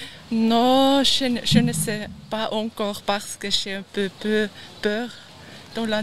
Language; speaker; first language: French; non-native, learner; German